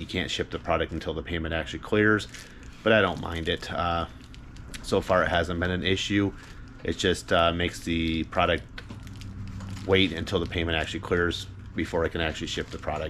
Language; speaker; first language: English; native; English